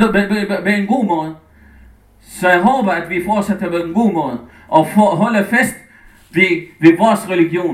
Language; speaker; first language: Danish; non-native, fluent; Arabic